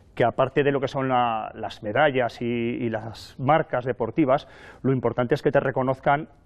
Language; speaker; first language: Spanish; native; Spanish